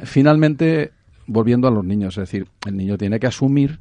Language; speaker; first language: Spanish; native; Spanish